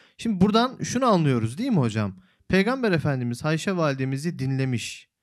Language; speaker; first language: Turkish; native; Turkish